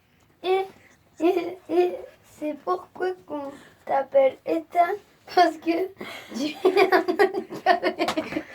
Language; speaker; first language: French; native; French